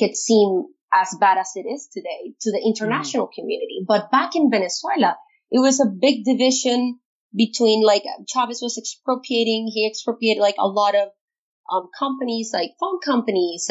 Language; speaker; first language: English; non-native, fluent; Spanish